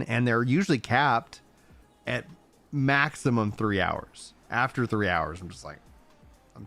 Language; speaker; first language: English; native; English